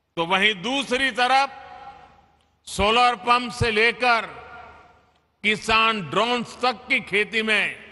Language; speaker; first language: Hindi; non-native, local second language; Gujarati